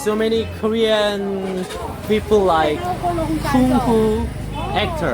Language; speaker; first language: English; non-native, learner; Korean